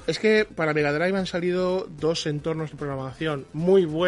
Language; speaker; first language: Spanish; native; Spanish